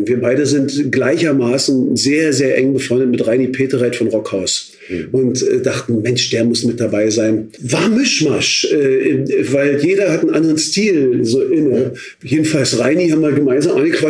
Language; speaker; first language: German; native; German